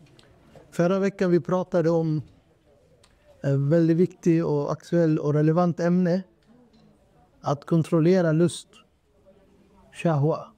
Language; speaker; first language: Swedish; non-native, fluent; Urdu